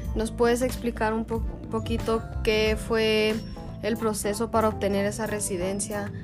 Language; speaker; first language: Spanish; early bilingual, heritage; Spanish